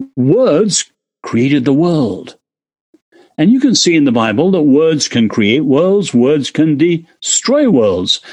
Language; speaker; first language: English; native; English